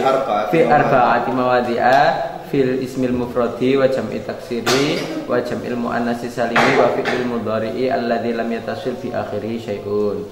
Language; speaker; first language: Arabic; non-native, learner; Javanese